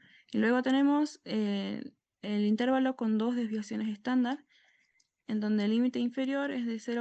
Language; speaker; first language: Spanish; native; Spanish